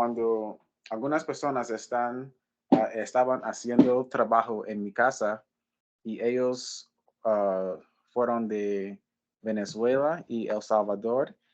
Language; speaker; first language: Spanish; non-native, learner; English